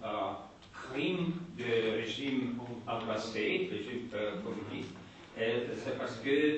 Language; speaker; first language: French; non-native, learner; Slovak